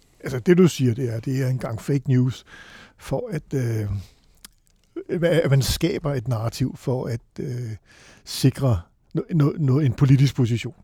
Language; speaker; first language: Danish; native; Danish